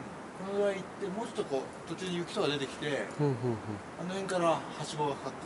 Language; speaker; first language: Japanese; native; Japanese